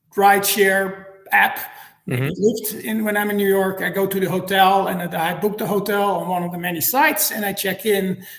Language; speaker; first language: English; non-native, fluent; Dutch